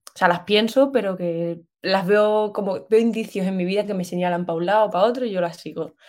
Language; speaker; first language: Spanish; native; Spanish